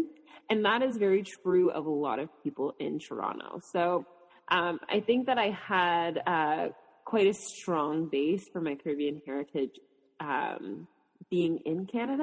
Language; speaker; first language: English; native; English